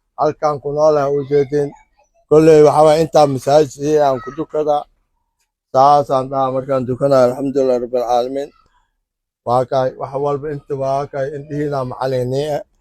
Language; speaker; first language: Somali; native; Somali